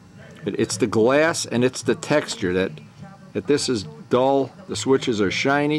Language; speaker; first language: English; native; English